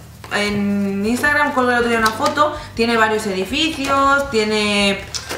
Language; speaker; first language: Spanish; native; Spanish